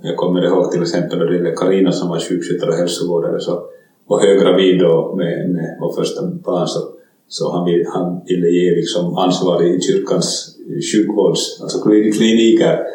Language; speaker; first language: Swedish; native; Swedish